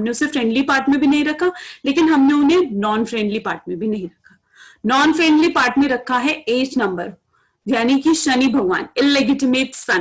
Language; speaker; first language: Hindi; native; Hindi